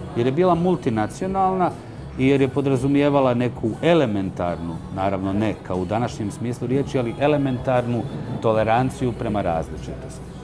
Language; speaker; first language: Croatian; native; Croatian